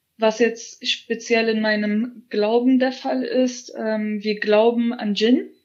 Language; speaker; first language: German; early bilingual, other home language; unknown